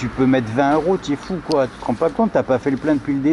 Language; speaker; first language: French; native; French